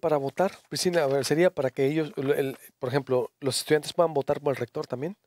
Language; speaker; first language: Spanish; native; Spanish